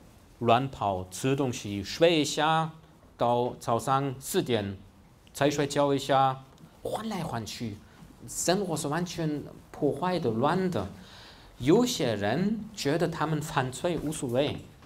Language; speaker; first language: Chinese; non-native, fluent; German